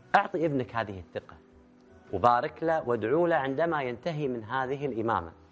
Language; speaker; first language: Arabic; native; Arabic